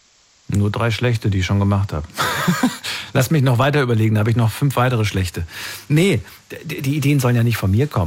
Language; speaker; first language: German; native; German